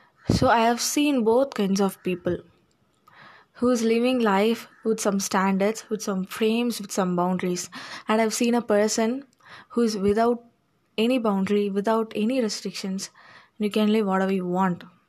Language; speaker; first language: English; non-native, local second language; Tamil